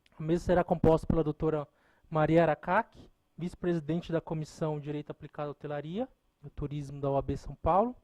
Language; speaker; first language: Portuguese; native; Portuguese